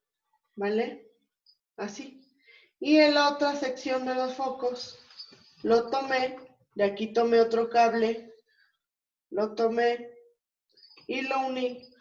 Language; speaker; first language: Spanish; native; Spanish